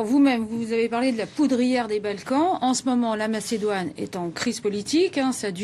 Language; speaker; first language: French; native; French